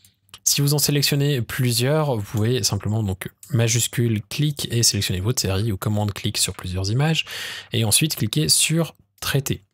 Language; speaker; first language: French; native; French